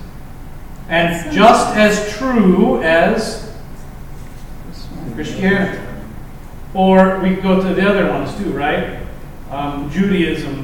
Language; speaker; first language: English; native; English